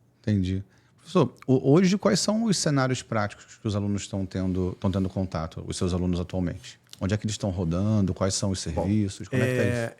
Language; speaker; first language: Portuguese; native; Portuguese